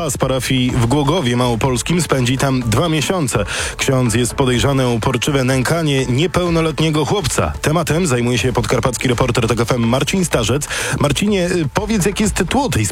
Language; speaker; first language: Polish; native; Polish